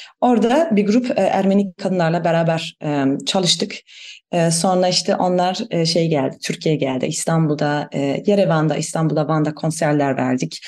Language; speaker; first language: Turkish; non-native, fluent; German